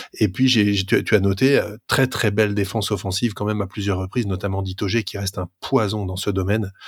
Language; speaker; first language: French; native; French